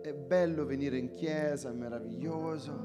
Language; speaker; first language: Italian; native; Italian